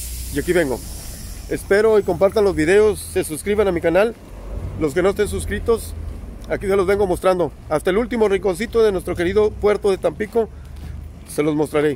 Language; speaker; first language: Spanish; native; Spanish